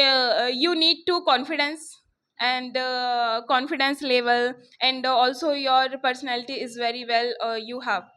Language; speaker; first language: English; non-native, local second language; Hindi